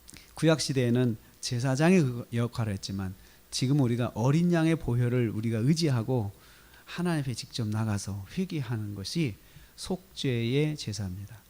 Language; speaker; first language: Korean; native; Korean